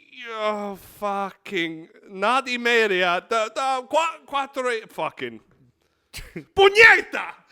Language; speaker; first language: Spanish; non-native, learner; English